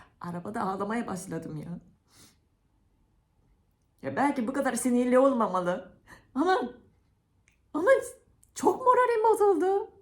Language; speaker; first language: Turkish; non-native, fluent; Japanese